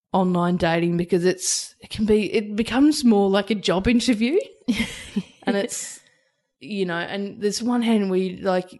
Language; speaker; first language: English; native; English